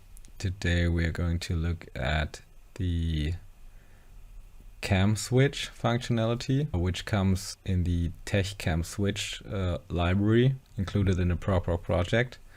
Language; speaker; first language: English; non-native, fluent; German